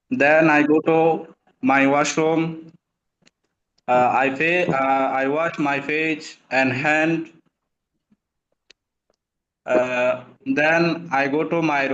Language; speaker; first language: English; non-native, learner; Bangla